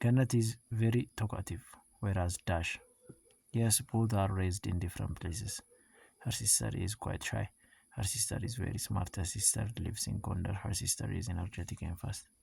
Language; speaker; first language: English; non-native, local second language; Amharic